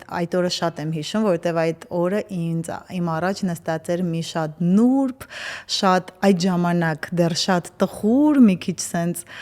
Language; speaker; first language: Armenian; native; Armenian